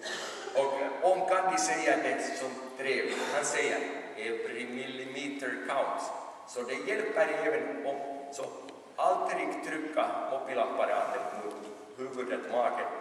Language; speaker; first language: Swedish; non-native, local second language; Finnish